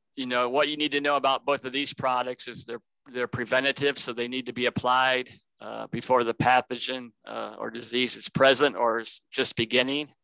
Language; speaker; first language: English; native; English